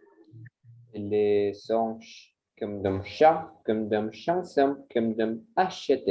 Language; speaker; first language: French; non-native, learner; Spanish